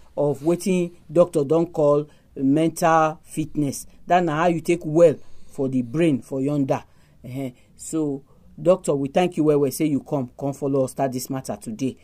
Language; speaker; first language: Nigerian Pidgin; native; Nigerian Pidgin